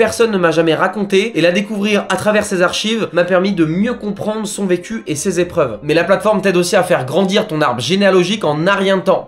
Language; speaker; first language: French; native; French